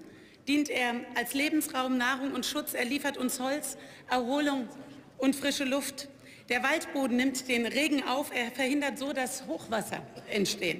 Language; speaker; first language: German; native; German